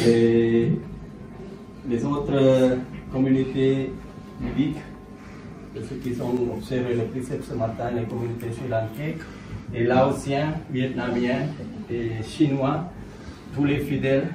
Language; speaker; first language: French; non-native, learner; Sinhala